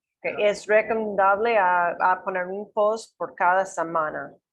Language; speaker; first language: Spanish; non-native, learner; English